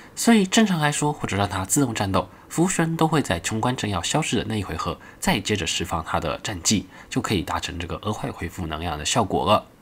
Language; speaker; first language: Chinese; native; Chinese